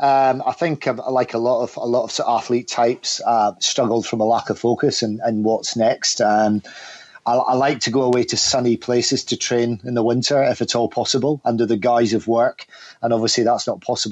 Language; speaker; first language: English; native; English